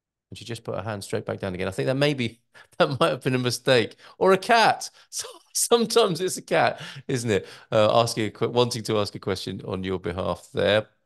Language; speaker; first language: English; native; English